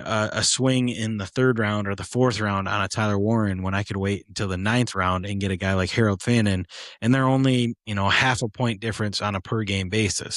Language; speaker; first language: English; native; English